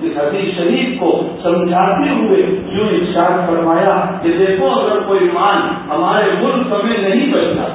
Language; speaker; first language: Urdu; non-native, local second language; Gujarati